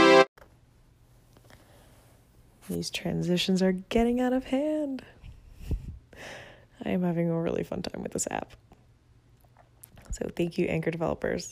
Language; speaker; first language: English; non-native, fluent; Spanish